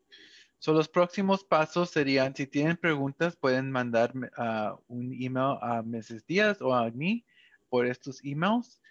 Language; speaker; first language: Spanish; early bilingual, heritage; Spanish